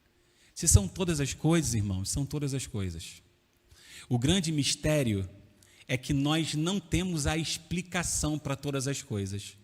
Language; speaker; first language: Portuguese; native; Portuguese